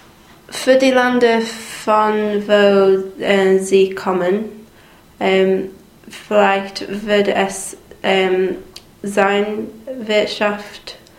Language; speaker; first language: German; non-native, learner; English